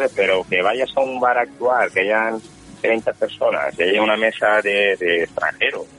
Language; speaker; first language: Spanish; non-native, local second language; Catalan